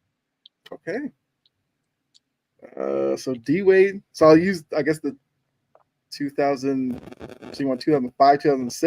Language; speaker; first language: English; native; English